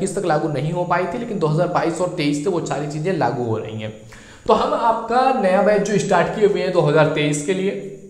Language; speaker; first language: Hindi; native; Hindi